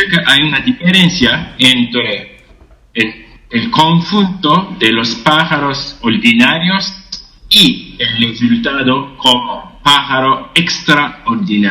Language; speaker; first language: Spanish; non-native, fluent; Japanese